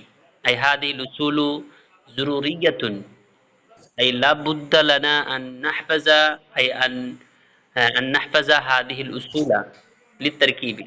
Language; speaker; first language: Arabic; non-native, fluent; Bangla